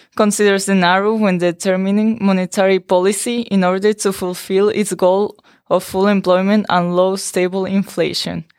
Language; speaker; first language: English; non-native, fluent; Spanish